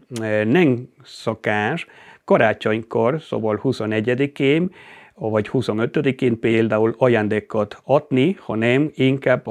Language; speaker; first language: Hungarian; non-native, fluent; Spanish